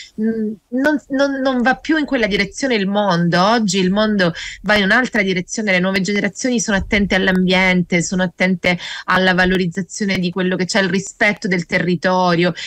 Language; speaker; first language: Italian; native; Italian